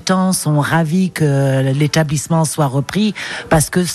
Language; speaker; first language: French; non-native, fluent; English